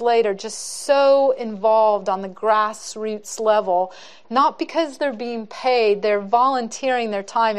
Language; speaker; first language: English; native; English